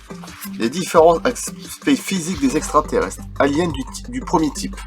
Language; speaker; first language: French; native; French